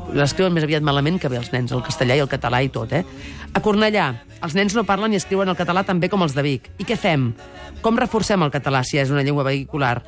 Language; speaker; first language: Catalan; native; Catalan